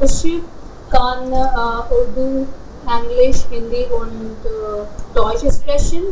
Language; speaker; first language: German; non-native, learner; Hindi